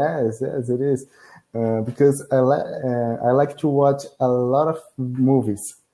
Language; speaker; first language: English; non-native, learner; Portuguese